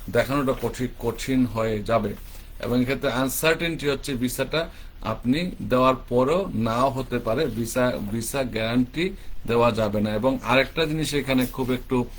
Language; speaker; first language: Bangla; native; Bangla